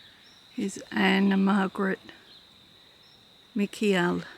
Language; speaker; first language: English; native; English